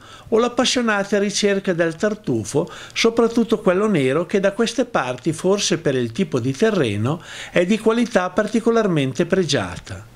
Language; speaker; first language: Italian; native; Italian